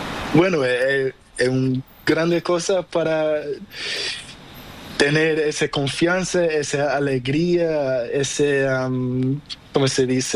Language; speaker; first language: Spanish; non-native, learner; Portuguese